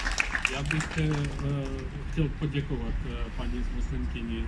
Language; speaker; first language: Czech; non-native, fluent; Ukrainian